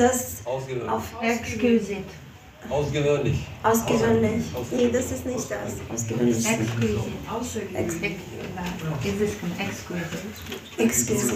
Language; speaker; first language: German; non-native, fluent; Russian